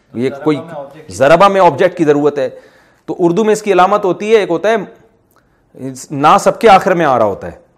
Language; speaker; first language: Urdu; native; Urdu